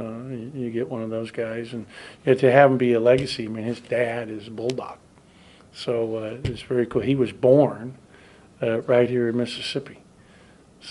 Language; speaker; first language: English; native; English